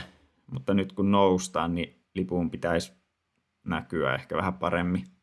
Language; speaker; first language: Finnish; native; Finnish